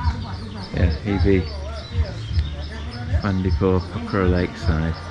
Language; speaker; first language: English; native; English